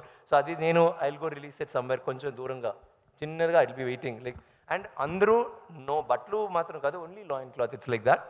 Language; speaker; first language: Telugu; non-native, learner; Tamil